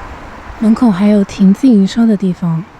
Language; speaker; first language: Chinese; native; Chinese